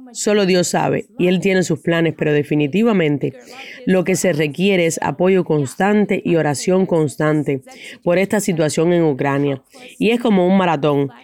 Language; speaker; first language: Spanish; non-native, fluent; Ukrainian